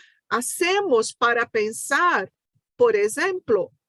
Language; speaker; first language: Spanish; non-native, fluent; Portuguese